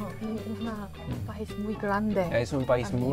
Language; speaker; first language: Spanish; non-native, learner; Korean